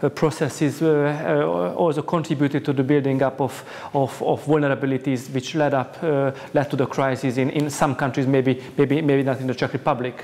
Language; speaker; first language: English; non-native, fluent; Hungarian